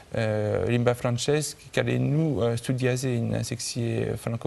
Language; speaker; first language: Romanian; non-native, learner; French